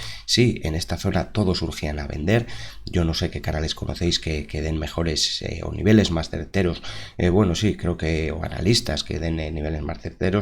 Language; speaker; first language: Spanish; native; Spanish